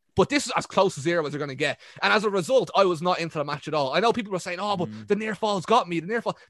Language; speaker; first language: English; native; English